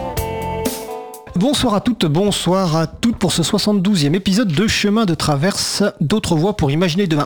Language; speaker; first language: French; native; French